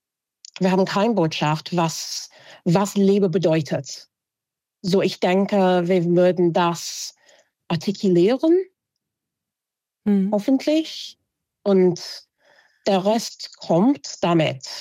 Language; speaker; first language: German; non-native, fluent; English